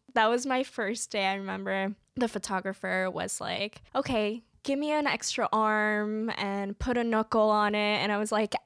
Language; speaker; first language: English; native; English